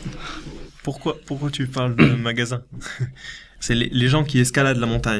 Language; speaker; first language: French; native; French